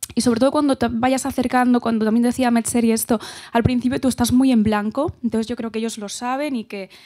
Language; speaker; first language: Spanish; native; Spanish